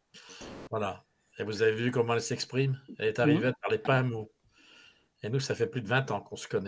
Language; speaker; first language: French; native; French